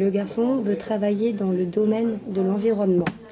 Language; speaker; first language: French; non-native, learner; English